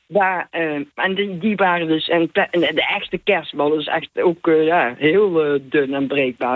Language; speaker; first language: Dutch; native; Dutch